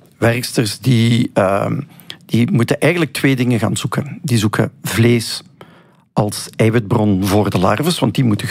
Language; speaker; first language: Dutch; native; Dutch